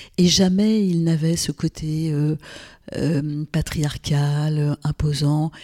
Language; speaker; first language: French; non-native, local second language; Arabic